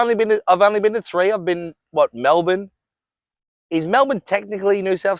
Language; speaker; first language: English; native; English